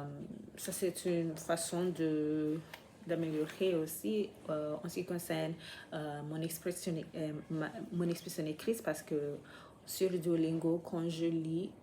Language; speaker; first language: French; non-native, fluent; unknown